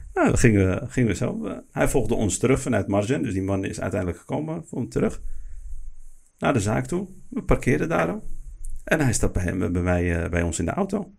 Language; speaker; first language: Dutch; early bilingual, other home language; Arabic